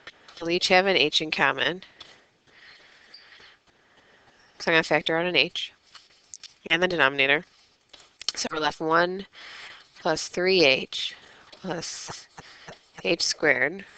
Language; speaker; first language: English; native; English